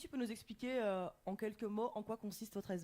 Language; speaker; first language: French; native; French